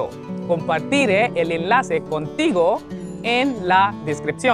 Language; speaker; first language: Spanish; non-native, learner; Hindi